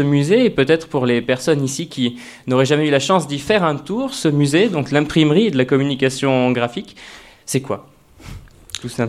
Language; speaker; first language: French; native; French